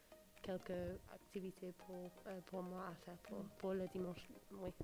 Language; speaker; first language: French; non-native, learner; English